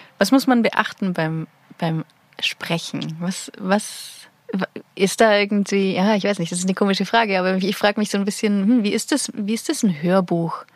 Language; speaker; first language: German; native; German